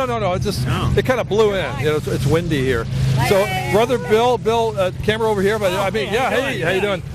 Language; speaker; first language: English; native; English